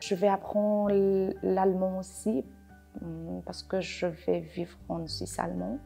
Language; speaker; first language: French; non-native, learner; Persian